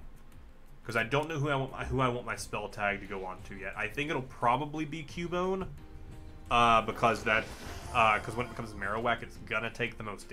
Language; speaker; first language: English; native; English